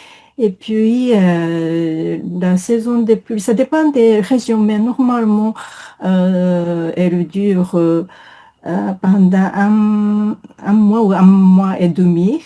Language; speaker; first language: French; non-native, fluent; Japanese